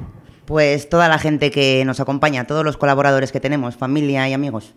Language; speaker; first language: Spanish; native; Spanish